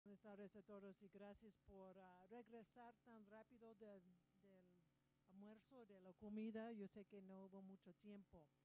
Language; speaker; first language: Spanish; non-native, learner; English